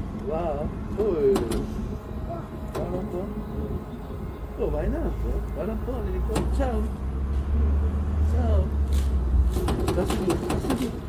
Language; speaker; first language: Italian; native; Italian